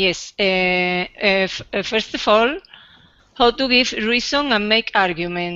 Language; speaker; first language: English; non-native, learner; Spanish